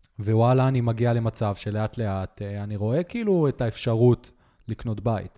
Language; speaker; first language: Hebrew; native; Hebrew